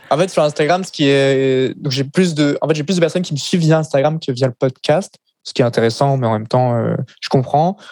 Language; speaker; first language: French; native; French